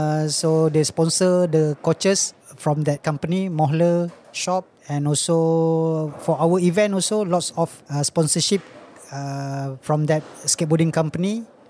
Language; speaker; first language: English; non-native, local second language; Malay